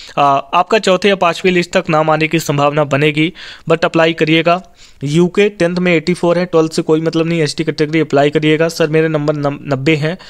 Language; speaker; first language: Hindi; native; Hindi